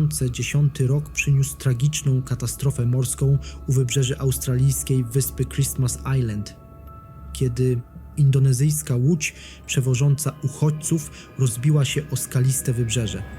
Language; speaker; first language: Polish; native; Polish